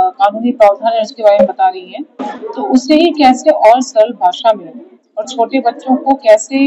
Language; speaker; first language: Hindi; native; Hindi